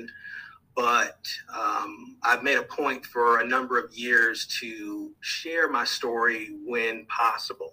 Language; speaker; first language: English; native; English